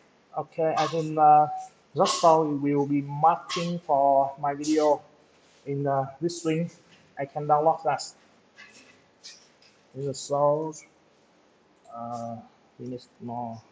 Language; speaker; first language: English; non-native, local second language; Vietnamese